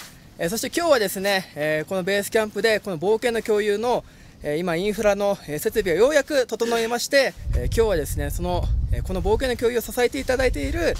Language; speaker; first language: Japanese; native; Japanese